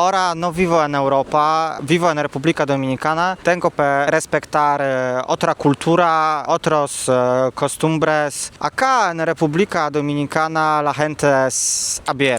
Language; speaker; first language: Spanish; non-native, learner; Polish